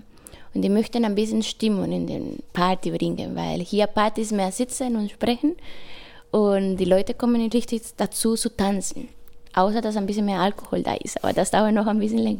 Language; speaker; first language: German; non-native, fluent; Spanish